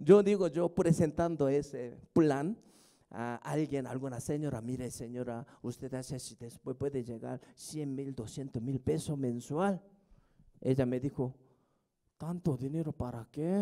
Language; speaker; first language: Spanish; non-native, fluent; Korean